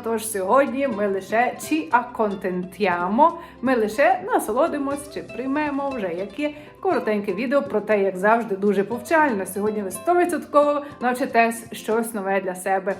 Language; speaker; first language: Ukrainian; native; Ukrainian